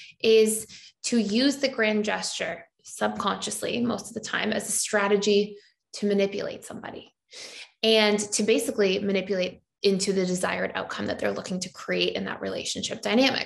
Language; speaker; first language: English; native; English